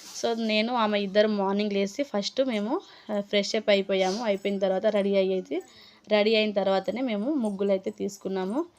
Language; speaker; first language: Telugu; non-native, local second language; Lambadi